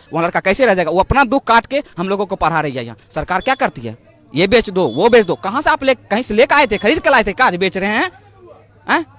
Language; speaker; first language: Hindi; native; Hindi